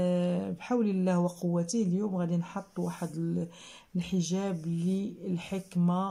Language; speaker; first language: Arabic; native; Arabic